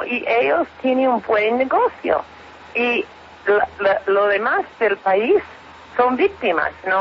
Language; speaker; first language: Spanish; non-native, fluent; English